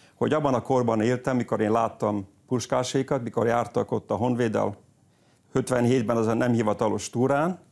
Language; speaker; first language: Hungarian; early bilingual, heritage; Portuguese